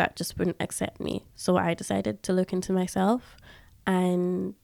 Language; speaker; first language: English; early bilingual, other home language; Yoruba